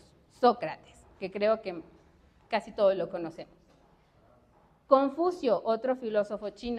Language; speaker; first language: Spanish; native; Spanish